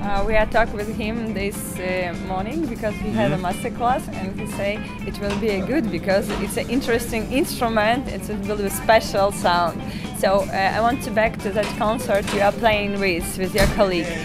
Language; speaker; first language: English; non-native, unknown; Ukrainian